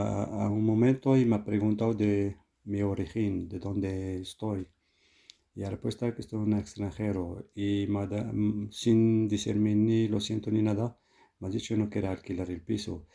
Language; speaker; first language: Spanish; non-native, learner; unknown